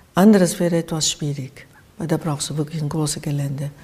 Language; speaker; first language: German; non-native, fluent; Japanese